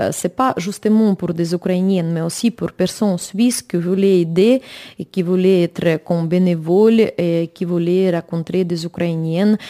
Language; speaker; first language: French; non-native, learner; Ukrainian